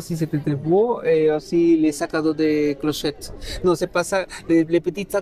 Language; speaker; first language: French; non-native, fluent; Spanish